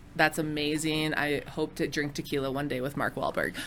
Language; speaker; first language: English; native; English